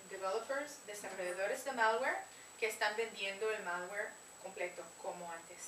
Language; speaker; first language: Spanish; non-native, fluent; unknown